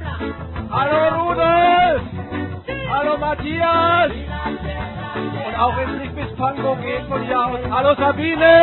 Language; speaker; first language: German; native; German